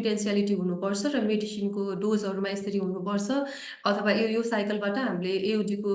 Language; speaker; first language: Nepali; native; Nepali